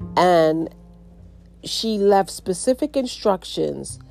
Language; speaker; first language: English; native; English